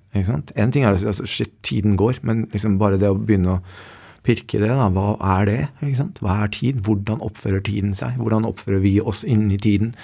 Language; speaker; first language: Norwegian; early bilingual, other home language; Spanish